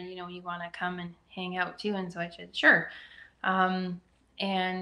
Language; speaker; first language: English; native; English